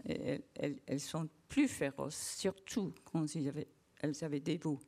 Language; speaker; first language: French; non-native, learner; English